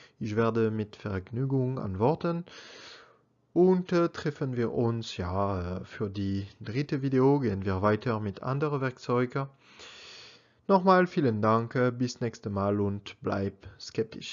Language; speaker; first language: German; non-native, learner; French